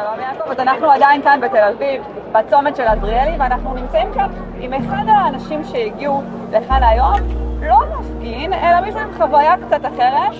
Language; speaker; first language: Hebrew; native; Hebrew